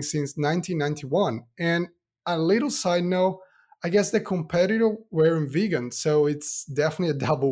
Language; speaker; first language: English; non-native, fluent; Italian